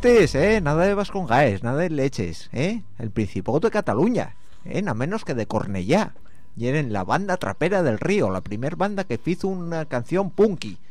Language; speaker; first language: Spanish; native; Spanish